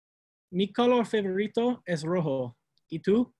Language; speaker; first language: Spanish; non-native, learner; English